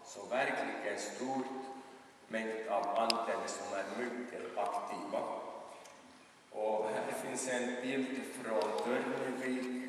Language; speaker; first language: Swedish; non-native, local second language; Finnish